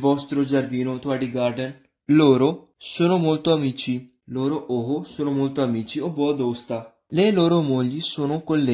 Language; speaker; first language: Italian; non-native, fluent; Punjabi